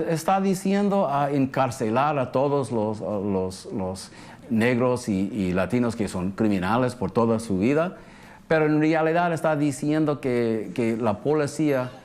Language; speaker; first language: Spanish; early bilingual, heritage; English